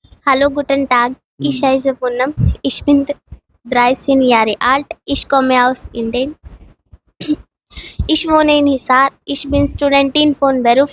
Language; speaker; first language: German; non-native, learner; Hindi